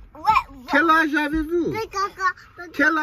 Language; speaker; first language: French; non-native, learner; English